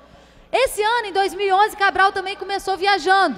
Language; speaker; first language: Portuguese; native; Portuguese